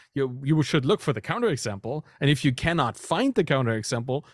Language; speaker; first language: English; non-native, fluent; German